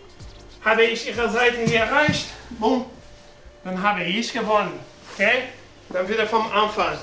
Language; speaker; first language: German; non-native, learner; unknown